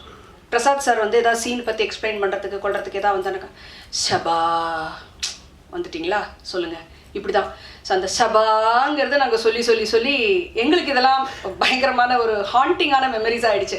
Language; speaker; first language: Tamil; native; Tamil